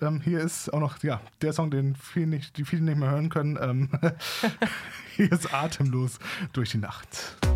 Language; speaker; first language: German; native; German